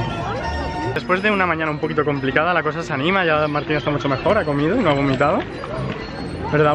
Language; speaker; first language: Spanish; native; Spanish